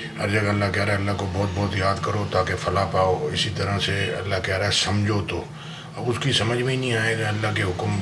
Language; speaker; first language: Urdu; native; Urdu